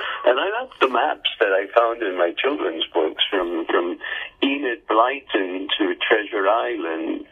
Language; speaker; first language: English; early bilingual, heritage; English